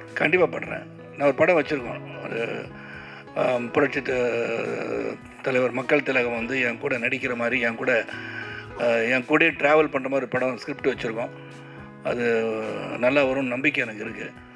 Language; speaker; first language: Tamil; native; Tamil